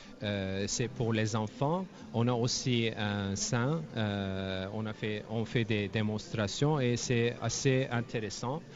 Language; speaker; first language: French; non-native, fluent; Turkish